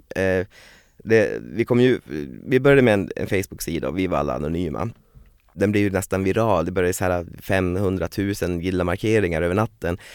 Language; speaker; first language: Swedish; native; Swedish